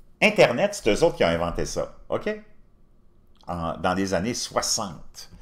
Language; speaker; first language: French; native; French